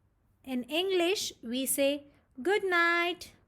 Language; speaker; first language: English; non-native, local second language; Marathi